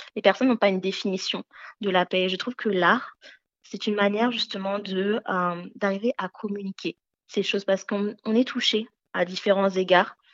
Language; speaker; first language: French; early bilingual, other home language; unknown